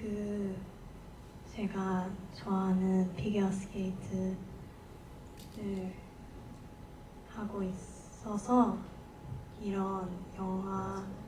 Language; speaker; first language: Korean; non-native, learner; Japanese